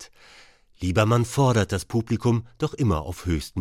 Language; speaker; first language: German; native; German